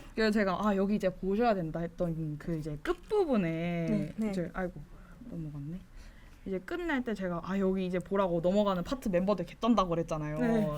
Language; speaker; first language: Korean; native; Korean